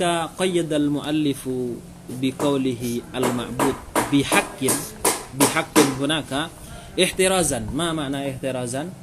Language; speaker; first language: Arabic; non-native, fluent; Indonesian